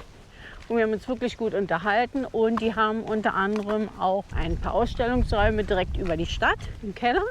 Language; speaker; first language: German; native; German